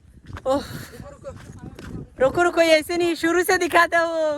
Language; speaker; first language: Hindi; non-native, local second language; Assamese